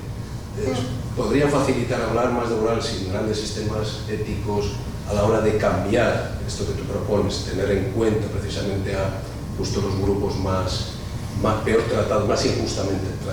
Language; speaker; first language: Spanish; native; Spanish